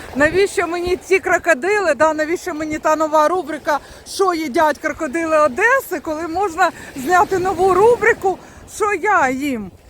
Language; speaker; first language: Ukrainian; non-native, local second language; Russian